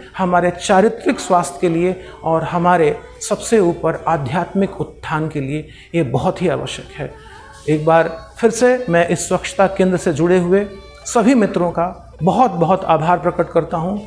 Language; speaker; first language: Hindi; native; Hindi